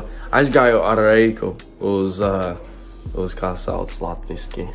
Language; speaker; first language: Latvian; early bilingual, heritage; English